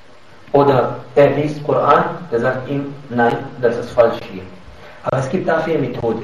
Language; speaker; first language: German; non-native, fluent; Arabic